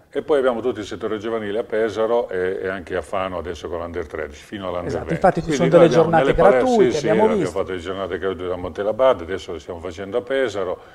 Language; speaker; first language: Italian; native; Italian